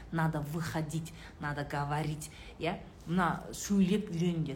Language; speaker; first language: Russian; non-native, local second language; Kazakh